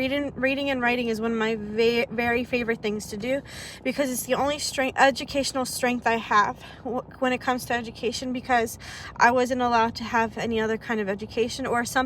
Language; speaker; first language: English; early bilingual, other home language; Arabic